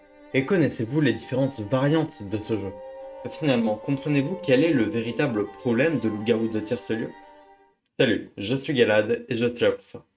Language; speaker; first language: French; native; French